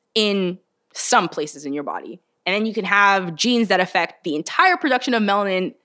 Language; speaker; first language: English; early bilingual, other home language; Bulgarian